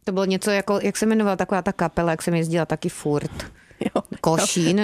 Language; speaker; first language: Czech; native; Czech